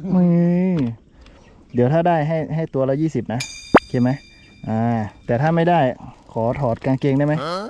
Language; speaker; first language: Thai; native; Thai